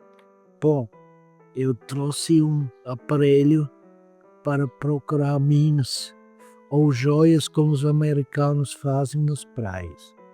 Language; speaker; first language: Portuguese; non-native, fluent; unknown